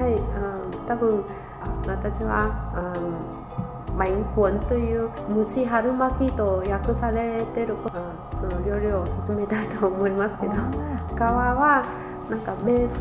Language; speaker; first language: Japanese; non-native, fluent; Vietnamese